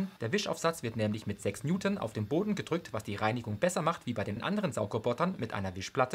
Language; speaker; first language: German; native; German